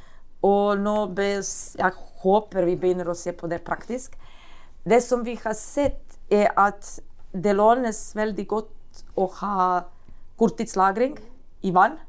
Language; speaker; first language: Norwegian; non-native, fluent; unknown